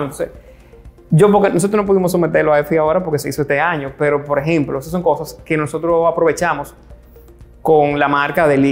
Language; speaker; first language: Spanish; native; Spanish